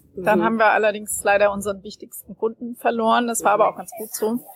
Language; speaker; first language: German; native; German